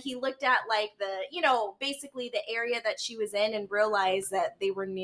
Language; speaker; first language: English; native; English